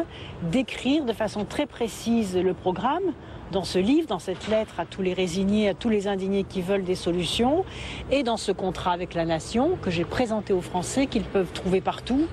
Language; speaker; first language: French; native; French